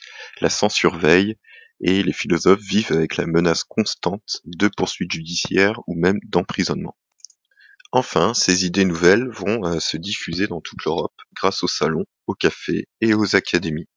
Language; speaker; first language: French; native; French